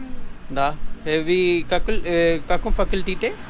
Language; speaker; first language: Russian; non-native, learner; Urdu